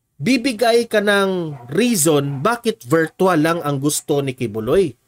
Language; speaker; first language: Filipino; non-native, local second language; Cebuano